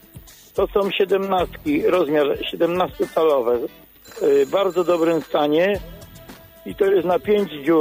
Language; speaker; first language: Polish; native; Polish